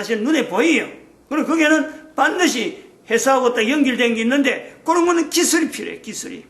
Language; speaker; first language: Korean; native; Korean